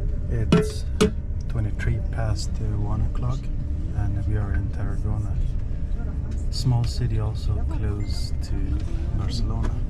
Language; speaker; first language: English; non-native, fluent; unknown